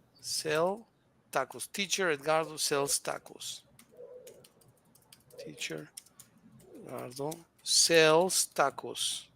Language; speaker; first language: English; non-native, fluent; Spanish